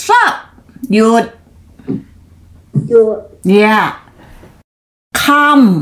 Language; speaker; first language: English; non-native, learner; Thai